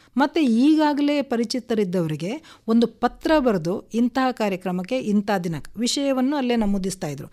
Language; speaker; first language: Kannada; non-native, local second language; Konkani